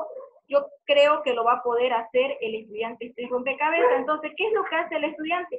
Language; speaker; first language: Spanish; native; Spanish